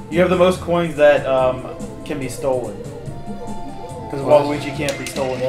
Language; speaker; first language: English; native; English